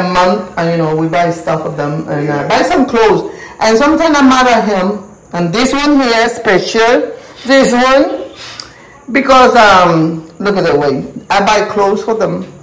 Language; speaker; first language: English; non-native, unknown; Spanish